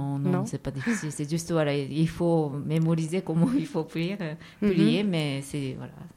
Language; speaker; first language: French; non-native, fluent; Japanese